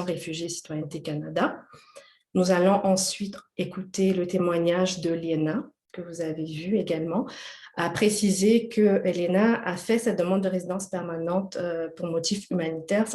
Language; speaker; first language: French; native; French